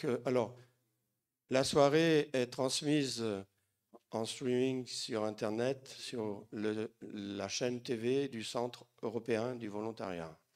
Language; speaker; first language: French; native; French